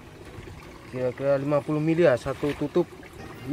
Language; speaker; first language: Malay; non-native, local second language; Javanese